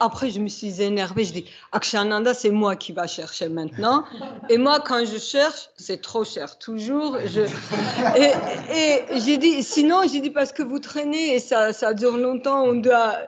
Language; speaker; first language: French; non-native, fluent; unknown